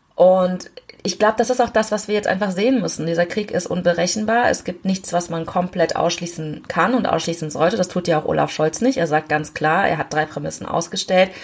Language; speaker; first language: German; early bilingual, other home language; Korean